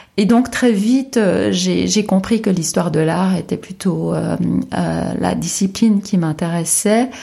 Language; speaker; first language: French; native; French